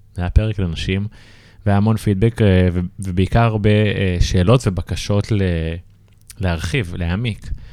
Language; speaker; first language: Hebrew; native; Hebrew